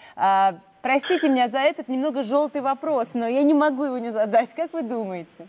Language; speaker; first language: Russian; native; Russian